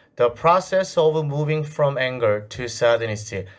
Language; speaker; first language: English; non-native, fluent; Korean